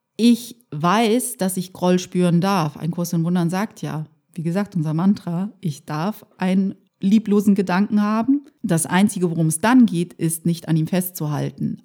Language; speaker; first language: German; early bilingual, other home language; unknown